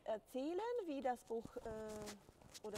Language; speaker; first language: German; non-native, fluent; Polish